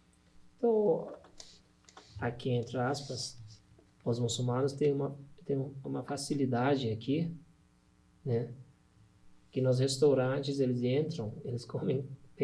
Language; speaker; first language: Portuguese; non-native, learner; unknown